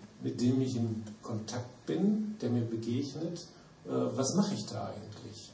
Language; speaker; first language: German; native; German